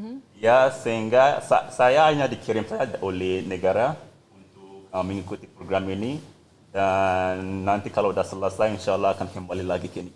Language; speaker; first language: Indonesian; non-native, fluent; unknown